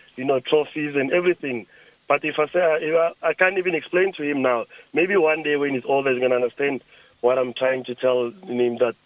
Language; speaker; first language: English; non-native, local second language; Tsonga